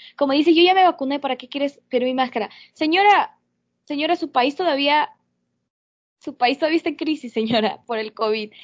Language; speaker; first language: Spanish; native; Spanish